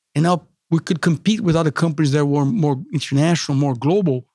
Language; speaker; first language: English; non-native, fluent; Portuguese